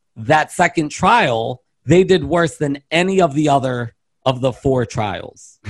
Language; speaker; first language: English; native; English